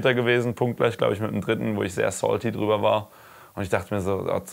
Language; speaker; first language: German; native; German